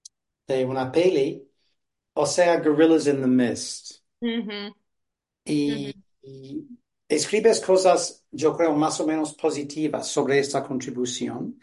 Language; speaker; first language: Spanish; non-native, fluent; English